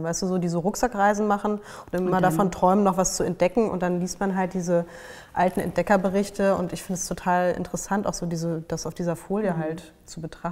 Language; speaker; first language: German; native; German